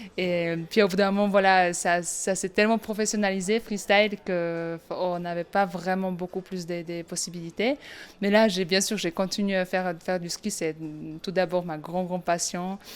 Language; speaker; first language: French; non-native, fluent; Polish